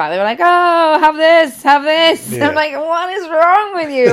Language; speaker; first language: English; non-native, local second language; Welsh